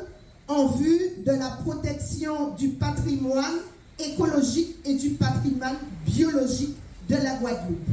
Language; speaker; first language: French; native; French